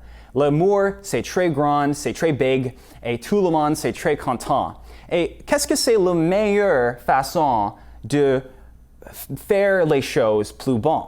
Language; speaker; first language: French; non-native, local second language; English